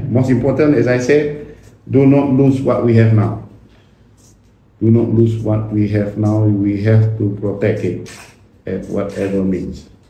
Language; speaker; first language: English; non-native, local second language; Iban